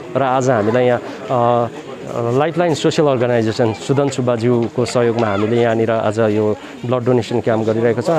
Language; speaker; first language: Nepali; native; Nepali